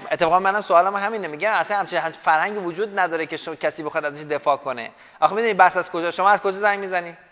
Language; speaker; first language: Persian; native; Persian